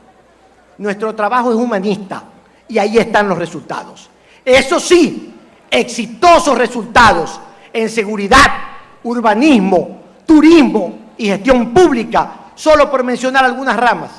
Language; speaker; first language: Spanish; native; Spanish